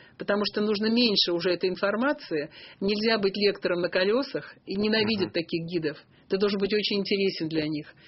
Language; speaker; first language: Russian; native; Russian